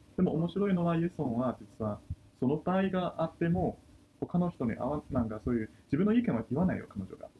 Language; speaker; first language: Japanese; non-native, fluent; Chinese